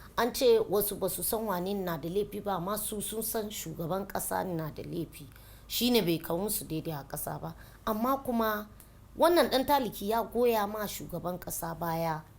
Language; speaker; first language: Hausa; non-native, local second language; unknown